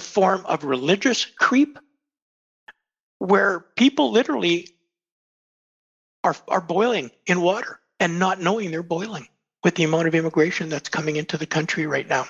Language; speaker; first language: English; native; English